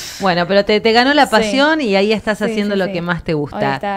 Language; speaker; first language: Spanish; native; Spanish